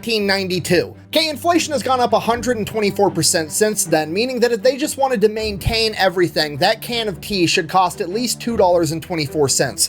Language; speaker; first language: English; native; English